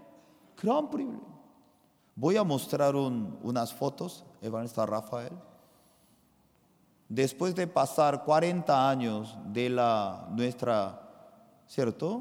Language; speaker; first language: Spanish; non-native, fluent; Korean